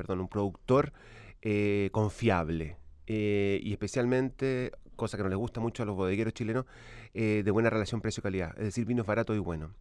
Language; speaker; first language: Spanish; native; Spanish